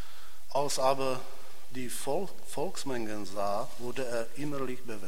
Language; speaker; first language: German; non-native, fluent; Czech